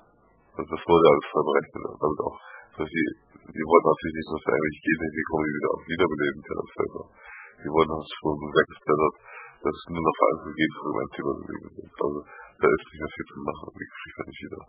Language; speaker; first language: German; native; German